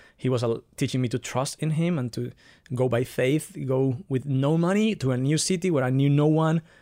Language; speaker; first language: English; non-native, fluent; Spanish